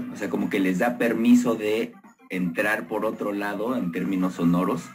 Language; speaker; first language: Spanish; native; Spanish